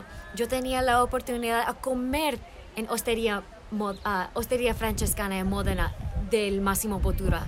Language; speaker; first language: Spanish; early bilingual, heritage; English